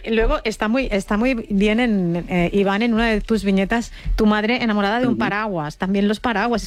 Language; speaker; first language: Spanish; native; Spanish